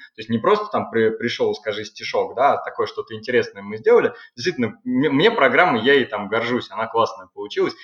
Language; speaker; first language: Russian; native; Russian